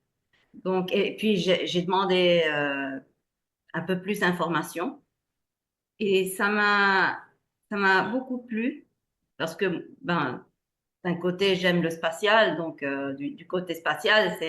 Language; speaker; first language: French; non-native, fluent; Spanish